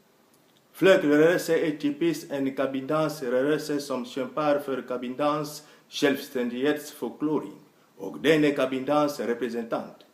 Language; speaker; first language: Swedish; non-native, fluent; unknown